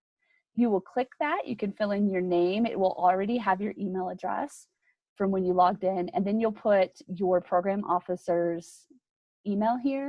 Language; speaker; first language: English; native; English